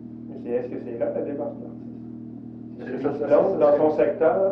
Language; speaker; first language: French; native; French